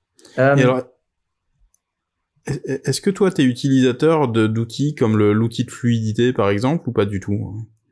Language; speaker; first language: French; native; French